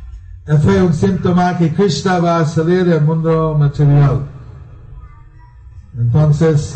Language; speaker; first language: Spanish; non-native, learner; Bangla